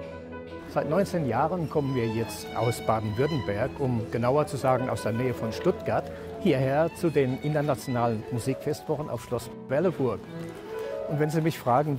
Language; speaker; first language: German; native; German